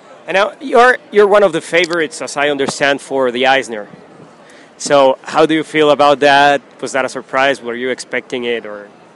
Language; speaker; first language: English; non-native, fluent; Spanish